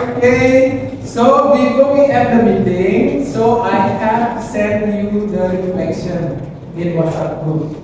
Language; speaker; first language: English; non-native, learner; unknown